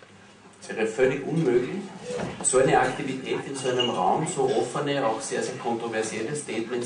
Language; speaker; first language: German; native; German